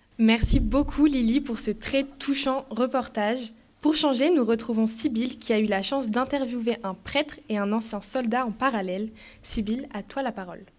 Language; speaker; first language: French; native; French